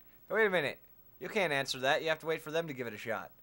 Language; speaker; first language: English; native; English